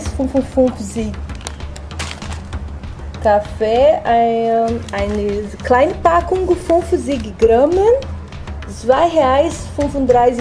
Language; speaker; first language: German; non-native, learner; Portuguese